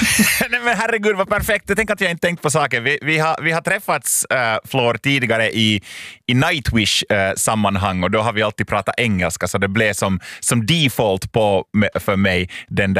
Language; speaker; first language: Swedish; native; Swedish